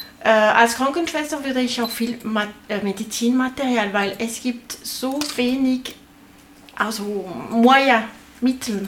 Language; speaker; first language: German; non-native, learner; French